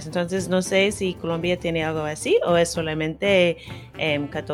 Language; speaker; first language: Spanish; non-native, fluent; English